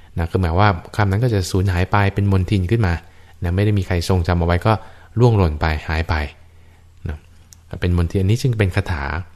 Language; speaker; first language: Thai; native; Thai